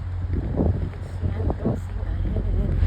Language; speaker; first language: English; non-native, local second language; Cebuano